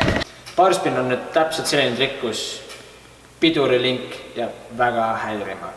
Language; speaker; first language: Estonian; native; Estonian